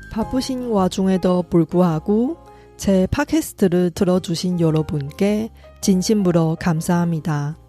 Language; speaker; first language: Korean; non-native, fluent; Chinese